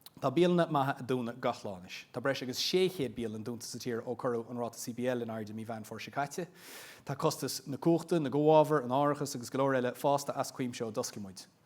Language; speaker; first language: Irish; non-native, local second language; English